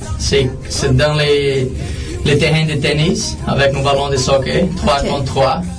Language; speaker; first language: French; non-native, learner; Portuguese